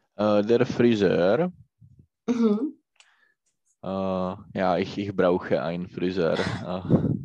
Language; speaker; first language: German; non-native, learner; Czech